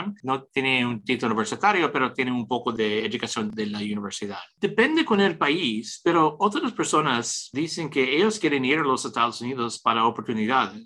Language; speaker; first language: Spanish; early bilingual, heritage; English